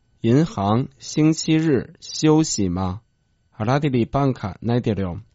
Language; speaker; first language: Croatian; non-native, fluent; Chinese